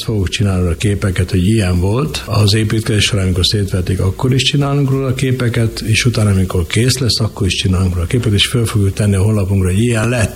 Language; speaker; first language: Hungarian; native; Hungarian